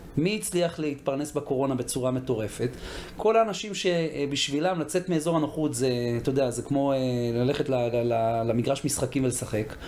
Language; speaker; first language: Hebrew; native; Hebrew